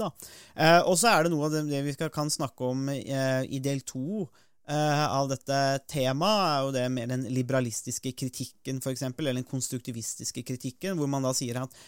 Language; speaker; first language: Norwegian; native; Norwegian